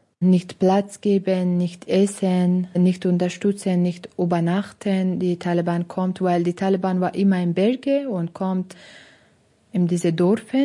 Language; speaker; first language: German; non-native, learner; Persian